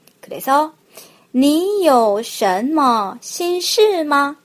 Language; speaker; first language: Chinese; non-native, fluent; Korean